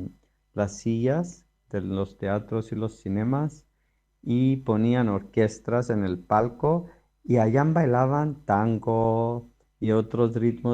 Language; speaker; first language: Spanish; non-native, fluent; Greek